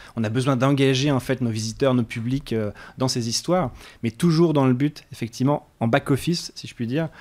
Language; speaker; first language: French; native; French